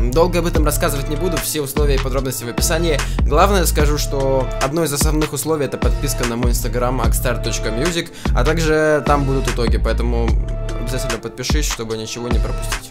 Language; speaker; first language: Russian; native; Russian